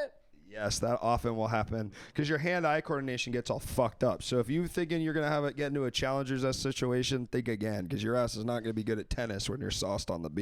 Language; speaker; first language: English; native; English